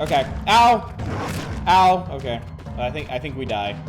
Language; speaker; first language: English; native; English